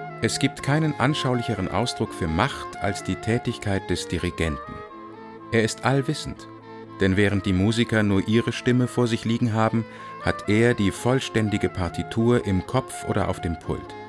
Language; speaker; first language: German; native; German